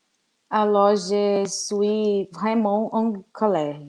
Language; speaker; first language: French; non-native, learner; Portuguese